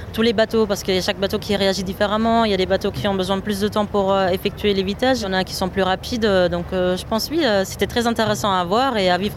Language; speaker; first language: French; non-native, fluent; German